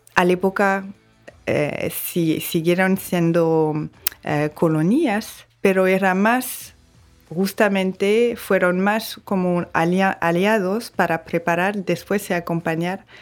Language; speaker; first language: Spanish; non-native, fluent; French